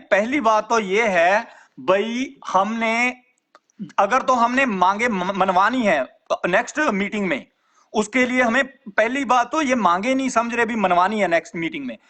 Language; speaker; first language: Hindi; non-native, local second language; Punjabi